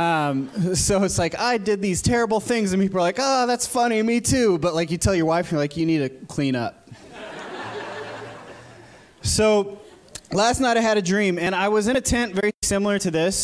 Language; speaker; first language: English; native; English